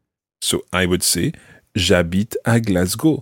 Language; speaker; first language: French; non-native, fluent; English